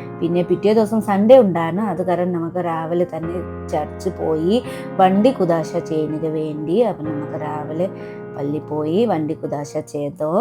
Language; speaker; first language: Malayalam; non-native, learner; Nepali